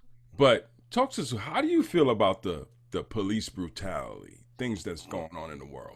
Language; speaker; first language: English; native; English